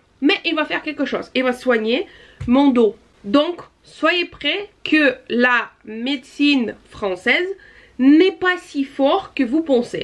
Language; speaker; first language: French; non-native, fluent; Russian